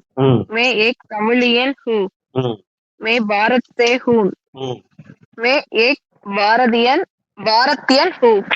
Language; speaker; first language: Hindi; non-native, learner; Tamil